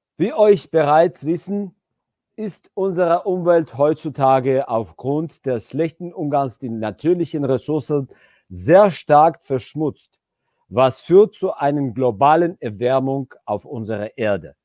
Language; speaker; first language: German; non-native, fluent; Georgian